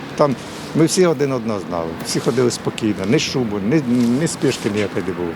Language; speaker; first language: Ukrainian; native; Ukrainian